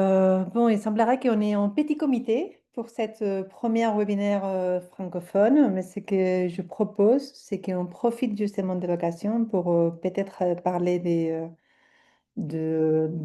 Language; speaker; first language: French; non-native, fluent; Spanish